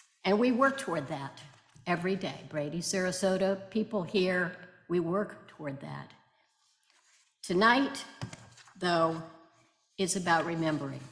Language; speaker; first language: English; native; English